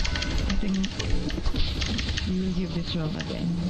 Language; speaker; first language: English; non-native, local second language; Filipino